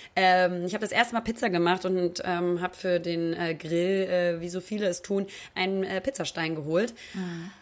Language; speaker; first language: German; native; German